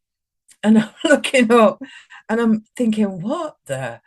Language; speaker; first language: English; native; English